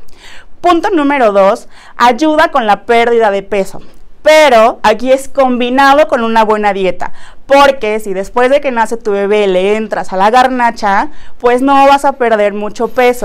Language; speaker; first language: Spanish; native; Spanish